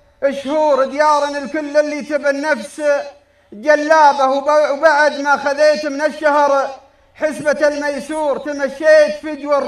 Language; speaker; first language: Arabic; native; Arabic